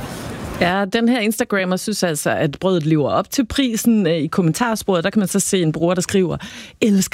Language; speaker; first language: Danish; native; Danish